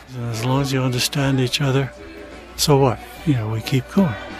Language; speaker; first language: English; early bilingual, other home language; German